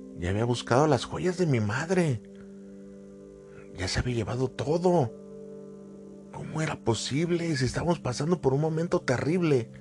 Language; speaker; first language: Spanish; native; Spanish